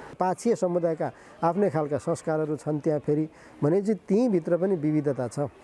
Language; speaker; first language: Nepali; non-native, local second language; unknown